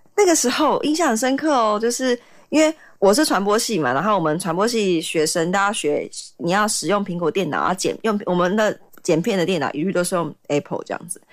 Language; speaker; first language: Chinese; native; Chinese